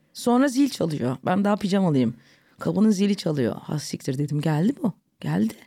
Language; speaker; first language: Turkish; early bilingual, heritage; Turkish